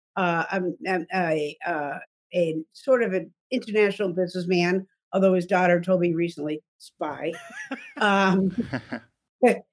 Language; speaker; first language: English; native; English